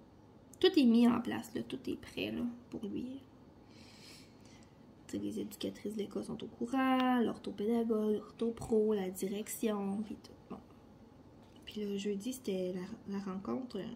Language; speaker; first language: French; native; French